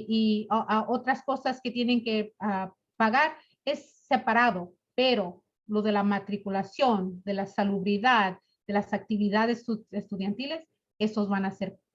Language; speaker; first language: Spanish; early bilingual, other home language; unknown